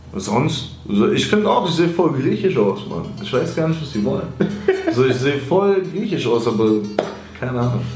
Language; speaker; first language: German; early bilingual, other home language; Greek